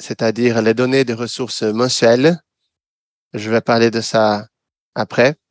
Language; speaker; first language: French; non-native, fluent; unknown